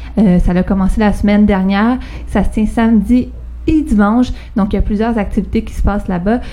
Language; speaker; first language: French; native; French